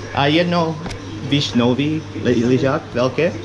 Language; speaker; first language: Czech; non-native, learner; English